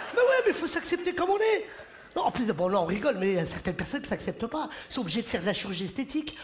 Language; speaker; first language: French; early bilingual, other home language; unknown